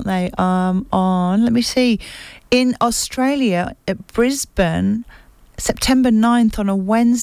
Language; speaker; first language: English; native; English